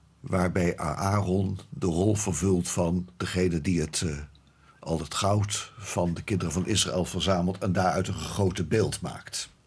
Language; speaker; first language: Dutch; native; Dutch